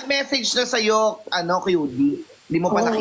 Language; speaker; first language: Filipino; native; Filipino